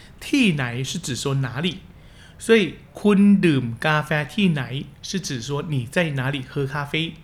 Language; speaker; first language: Chinese; early bilingual, heritage; Chinese